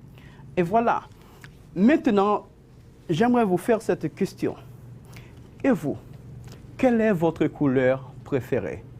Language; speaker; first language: French; non-native, fluent; Spanish